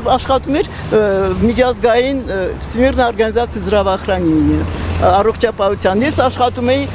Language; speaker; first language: Armenian; native; Armenian